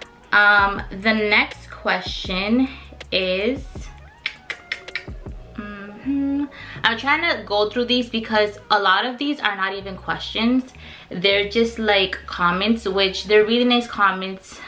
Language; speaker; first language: English; early bilingual, other home language; Spanish